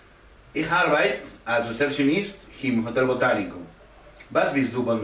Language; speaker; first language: German; non-native, learner; Spanish